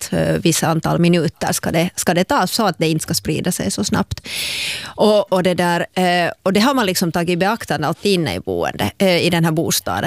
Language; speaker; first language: Swedish; native; Swedish